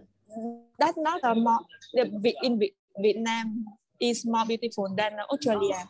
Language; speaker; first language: English; non-native, learner; Vietnamese